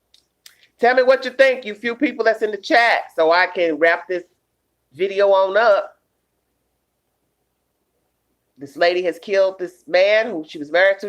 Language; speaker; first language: English; native; English